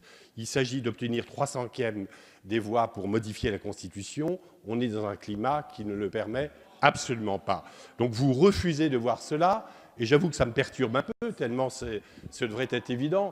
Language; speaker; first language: French; native; French